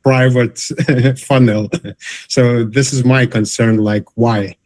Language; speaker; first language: English; non-native, fluent; Lithuanian